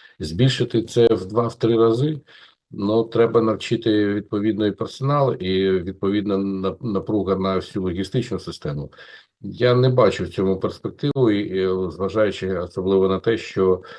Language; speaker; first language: Ukrainian; native; Ukrainian